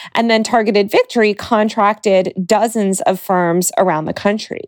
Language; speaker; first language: English; native; English